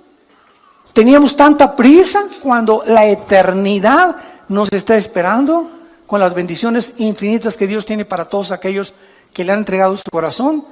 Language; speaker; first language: Spanish; native; Spanish